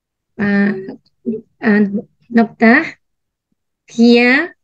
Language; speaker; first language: Arabic; non-native, learner; Indonesian